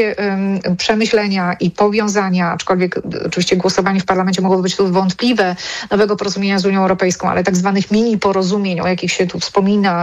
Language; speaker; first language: Polish; native; Polish